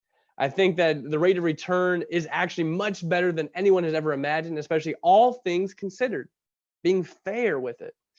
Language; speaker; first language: English; native; English